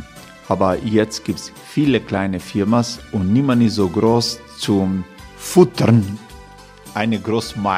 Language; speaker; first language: German; non-native, learner; Croatian